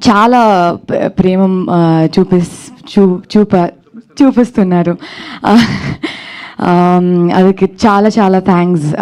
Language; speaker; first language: Telugu; non-native, learner; Kannada